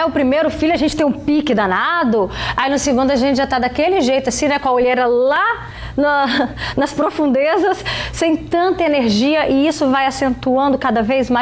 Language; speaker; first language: Portuguese; native; Portuguese